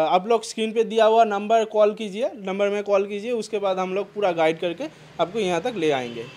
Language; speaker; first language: Hindi; non-native, local second language; Bangla